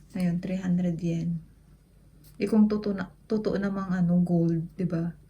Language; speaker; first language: Filipino; native; Filipino